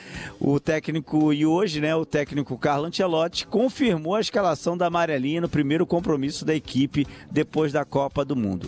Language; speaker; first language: Portuguese; native; Portuguese